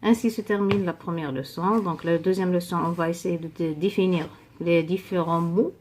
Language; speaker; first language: French; non-native, local second language; Arabic